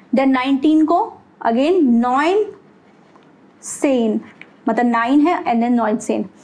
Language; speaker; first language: Hindi; native; Hindi